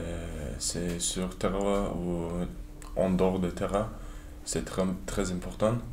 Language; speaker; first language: French; non-native, learner; Turkish